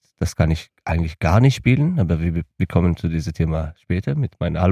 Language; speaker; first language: German; non-native, learner; Hebrew